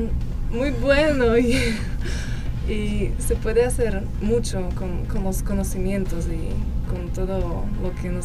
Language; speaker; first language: Spanish; non-native, fluent; Slovak